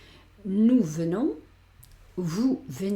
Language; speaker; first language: French; non-native, fluent; Spanish